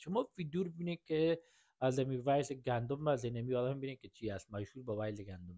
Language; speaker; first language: Persian; native; Persian